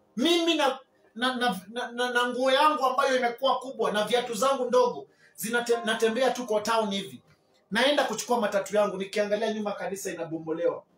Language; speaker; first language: Swahili; native; Swahili